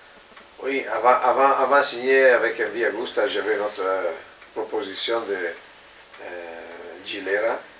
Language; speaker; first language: French; non-native, fluent; Italian